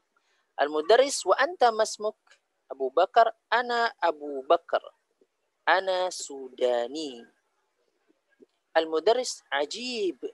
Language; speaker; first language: Arabic; non-native, fluent; Indonesian